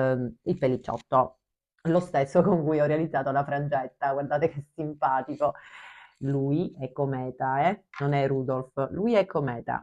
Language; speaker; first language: Italian; native; Italian